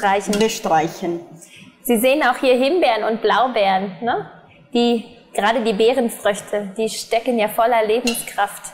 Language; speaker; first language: German; native; German